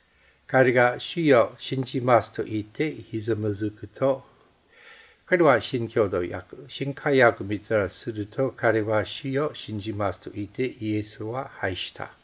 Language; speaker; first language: Japanese; non-native, fluent; English